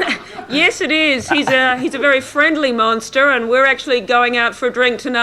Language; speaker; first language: English; native; English